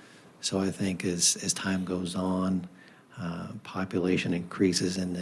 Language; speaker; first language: English; native; English